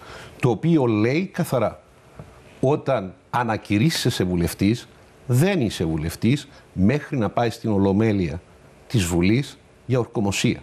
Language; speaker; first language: Greek; native; Greek